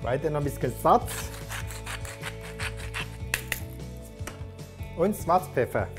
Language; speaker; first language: German; non-native, learner; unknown